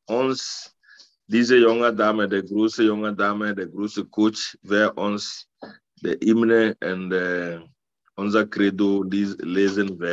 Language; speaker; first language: German; non-native, learner; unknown